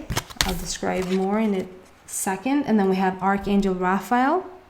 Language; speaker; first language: English; non-native, fluent; Swedish